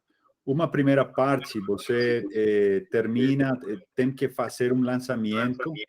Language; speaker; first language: Portuguese; non-native, fluent; Spanish